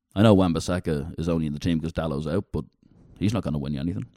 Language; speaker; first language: English; native; English